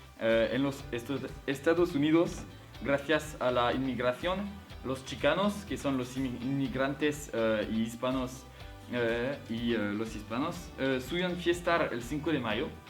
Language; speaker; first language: Spanish; non-native, learner; French